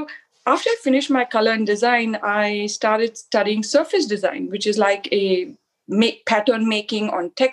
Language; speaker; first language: English; non-native, local second language; Hindi